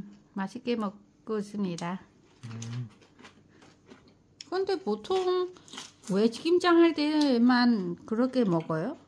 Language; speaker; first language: Korean; non-native, learner; Vietnamese